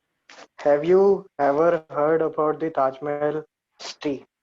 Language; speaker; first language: English; non-native, learner; Hindi